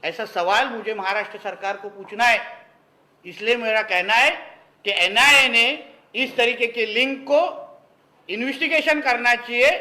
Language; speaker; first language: Hindi; non-native, local second language; Marathi